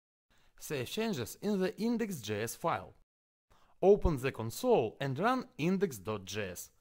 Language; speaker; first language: English; non-native, fluent; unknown